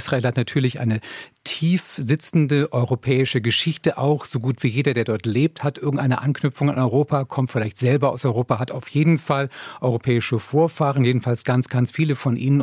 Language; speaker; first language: German; native; German